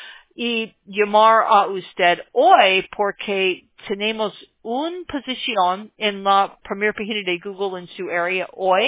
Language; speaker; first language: Spanish; non-native, learner; English